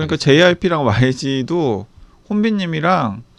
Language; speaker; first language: Korean; native; Korean